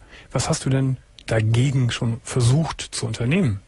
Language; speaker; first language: German; native; German